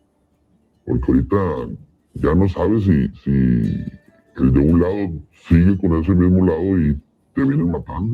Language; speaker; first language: Spanish; native; Spanish